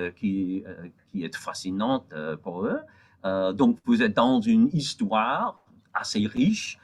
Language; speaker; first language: French; non-native, fluent; English